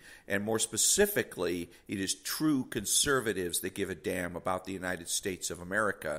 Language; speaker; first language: English; native; English